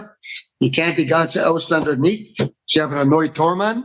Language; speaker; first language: German; non-native, learner; English